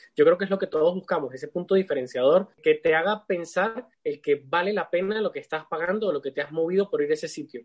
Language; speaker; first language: Spanish; native; Spanish